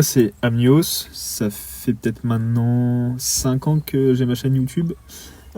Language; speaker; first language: French; native; French